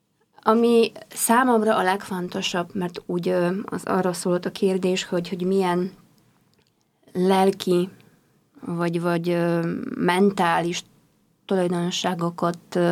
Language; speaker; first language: Hungarian; non-native, fluent; Polish